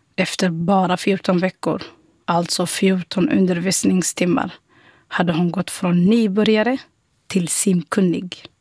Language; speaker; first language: Swedish; non-native, fluent; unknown